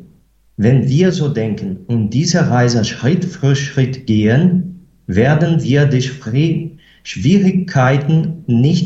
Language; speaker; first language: German; non-native, fluent; Portuguese